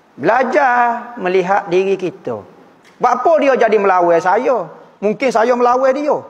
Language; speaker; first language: Malay; native; Malay